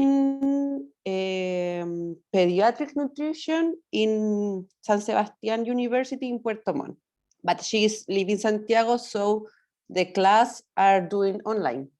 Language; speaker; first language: English; non-native, learner; Spanish